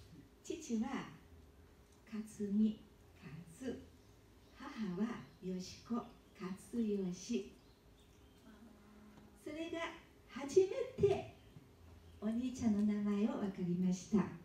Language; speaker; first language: Japanese; early bilingual, heritage; Japanese